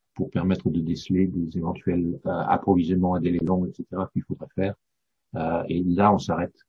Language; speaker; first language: French; non-native, fluent; English